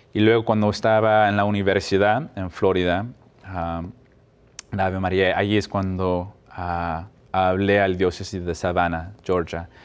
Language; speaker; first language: Spanish; early bilingual, heritage; Spanish